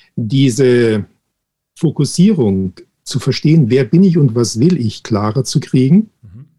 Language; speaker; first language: German; native; German